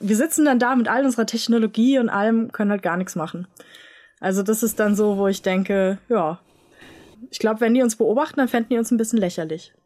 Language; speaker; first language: German; native; German